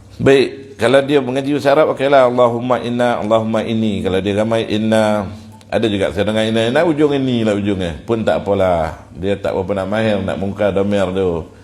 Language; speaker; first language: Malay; native; Malay